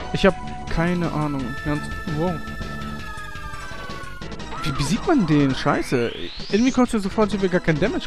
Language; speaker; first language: German; native; German